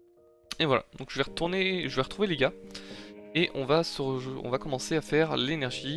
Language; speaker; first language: French; native; French